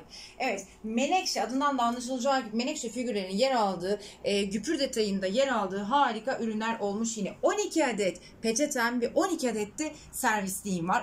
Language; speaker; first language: Turkish; native; Turkish